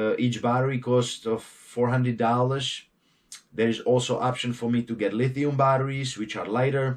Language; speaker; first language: English; non-native, fluent; Czech